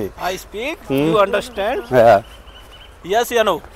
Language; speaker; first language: Hindi; native; Hindi